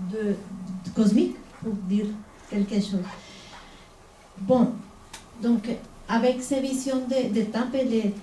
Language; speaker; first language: French; non-native, fluent; Spanish